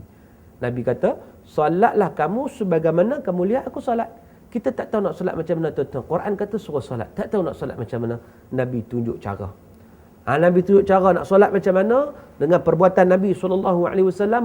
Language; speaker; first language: Malay; native; Malay